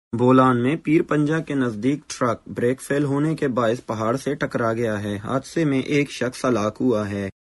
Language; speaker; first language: Urdu; non-native, local second language; Baluchi